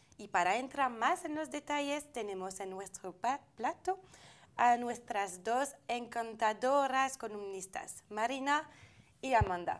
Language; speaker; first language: Spanish; non-native, fluent; French